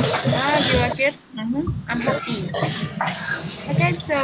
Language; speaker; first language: English; non-native, fluent; Vietnamese